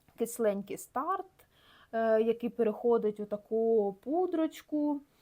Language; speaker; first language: Ukrainian; native; Ukrainian